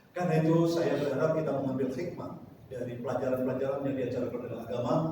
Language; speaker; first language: Indonesian; native; Indonesian